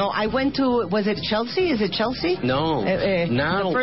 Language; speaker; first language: English; non-native, fluent; Spanish